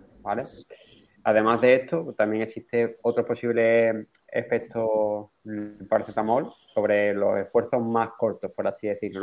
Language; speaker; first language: Spanish; native; Spanish